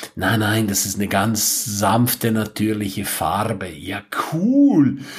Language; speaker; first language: German; non-native, local second language; Romansh